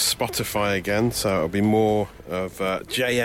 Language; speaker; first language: English; native; English